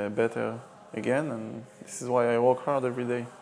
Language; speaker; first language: English; non-native, learner; Hebrew